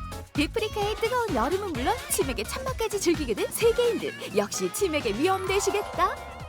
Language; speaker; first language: Korean; native; Korean